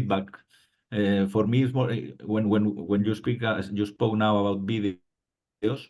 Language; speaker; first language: English; non-native, fluent; Spanish